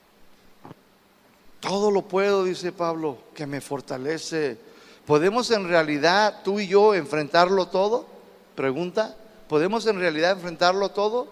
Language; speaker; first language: Spanish; native; Spanish